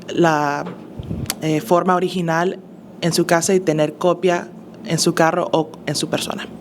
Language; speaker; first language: Spanish; early bilingual, other home language; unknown